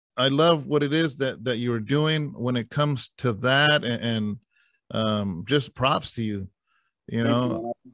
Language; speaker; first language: English; native; English